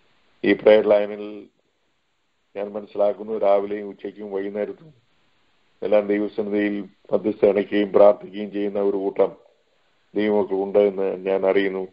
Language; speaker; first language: Malayalam; native; Malayalam